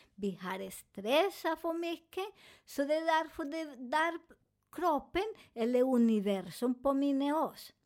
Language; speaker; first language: Swedish; non-native, learner; Spanish